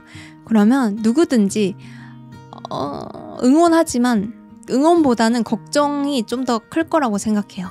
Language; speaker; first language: Korean; native; Korean